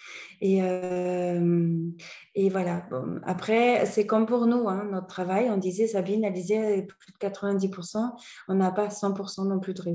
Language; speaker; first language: French; native; French